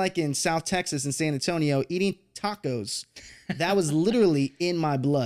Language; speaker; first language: English; native; English